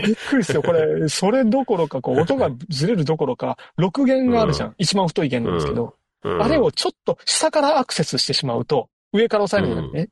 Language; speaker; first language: Japanese; native; Japanese